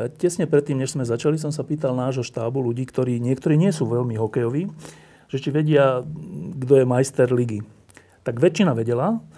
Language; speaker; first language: Slovak; native; Slovak